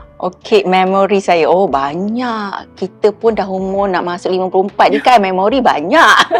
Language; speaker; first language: Malay; native; Malay